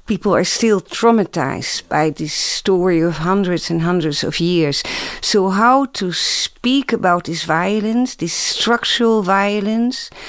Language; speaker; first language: English; non-native, fluent; Dutch